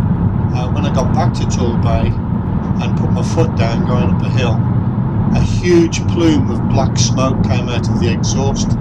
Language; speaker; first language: English; native; English